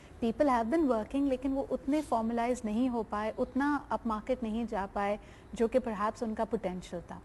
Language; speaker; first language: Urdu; native; Urdu